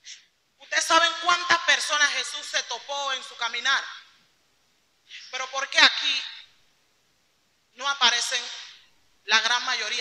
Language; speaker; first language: Spanish; native; Spanish